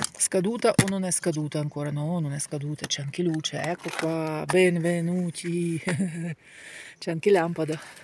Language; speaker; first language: Italian; non-native, learner; Ukrainian